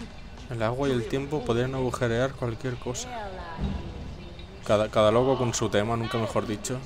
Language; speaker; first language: Spanish; native; Spanish